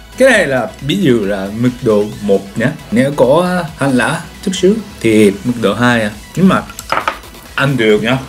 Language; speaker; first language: Vietnamese; non-native, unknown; Japanese